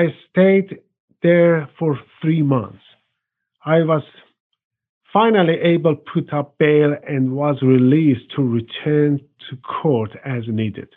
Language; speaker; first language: English; non-native, fluent; Persian